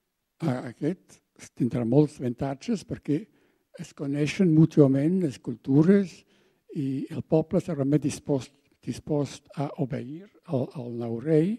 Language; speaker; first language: Catalan; non-native, fluent; German